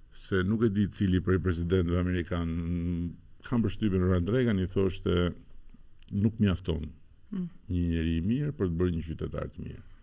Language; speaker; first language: Albanian; native; Albanian